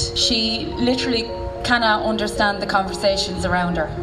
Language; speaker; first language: English; native; English